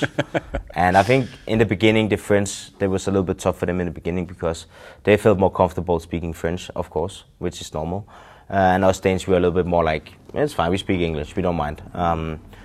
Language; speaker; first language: English; non-native, fluent; Danish